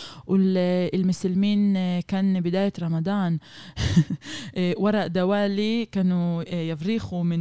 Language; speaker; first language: Arabic; non-native, fluent; Hebrew